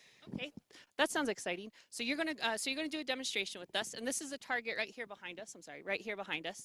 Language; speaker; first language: English; native; English